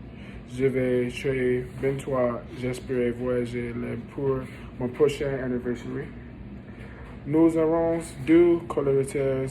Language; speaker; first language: French; non-native, learner; English